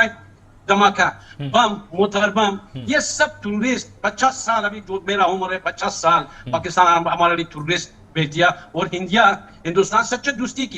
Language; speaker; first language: Hindi; non-native, learner; Pashto